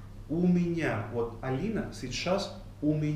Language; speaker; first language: Russian; non-native, learner; Greek